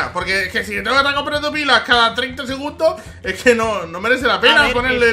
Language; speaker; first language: Spanish; native; Spanish